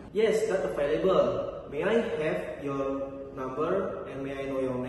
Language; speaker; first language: English; non-native, learner; Indonesian